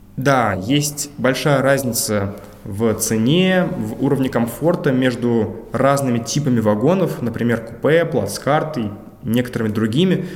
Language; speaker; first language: Russian; native; Russian